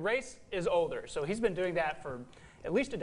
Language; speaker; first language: English; native; English